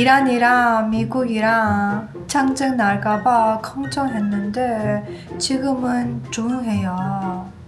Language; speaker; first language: Korean; non-native, learner; Persian